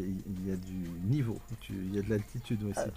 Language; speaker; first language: French; native; French